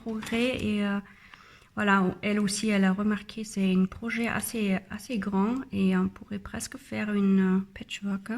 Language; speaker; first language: French; non-native, learner; German